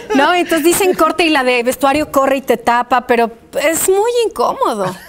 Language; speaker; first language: Spanish; early bilingual, other home language; Polish